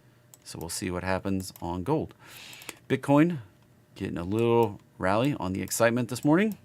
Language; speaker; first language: English; native; English